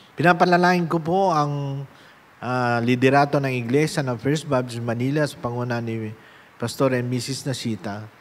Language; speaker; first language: Filipino; native; Filipino